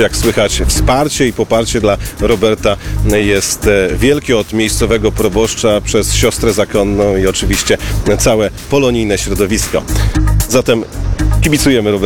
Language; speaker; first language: Polish; native; Polish